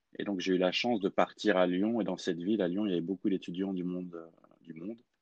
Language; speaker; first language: French; native; French